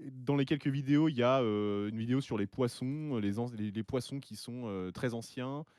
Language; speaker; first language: French; native; French